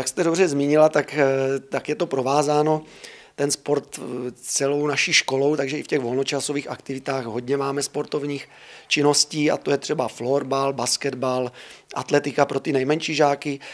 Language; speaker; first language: Czech; native; Czech